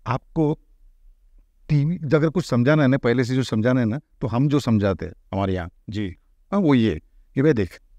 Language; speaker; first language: Hindi; non-native, local second language; Marathi